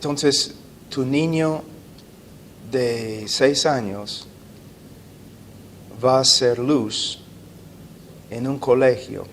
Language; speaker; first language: Spanish; non-native, fluent; English